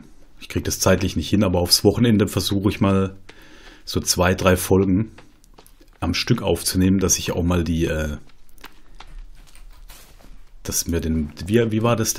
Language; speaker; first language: German; native; German